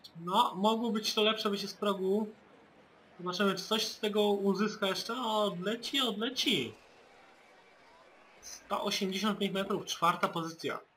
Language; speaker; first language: Polish; native; Polish